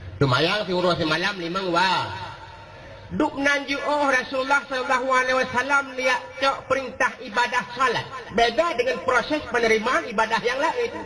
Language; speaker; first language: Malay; non-native, local second language; Achinese